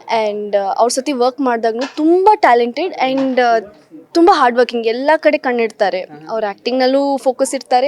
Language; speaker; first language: Kannada; early bilingual, heritage; Kannada